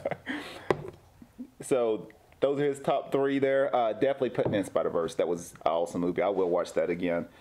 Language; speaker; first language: English; native; English